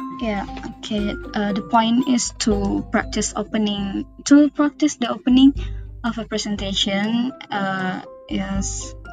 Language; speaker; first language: English; non-native, learner; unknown